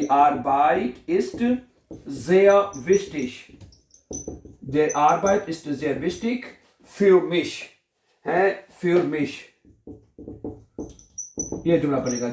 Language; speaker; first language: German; non-native, learner; Urdu